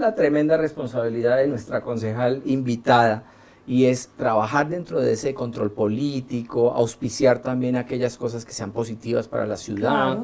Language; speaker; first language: Spanish; native; Spanish